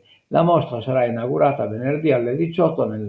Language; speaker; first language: Italian; non-native, local second language; Sardinian